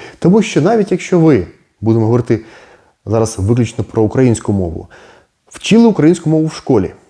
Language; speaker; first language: Ukrainian; non-native, local second language; Russian